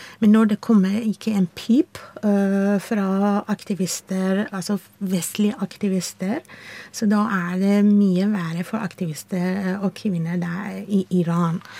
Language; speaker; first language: Norwegian; non-native, fluent; Persian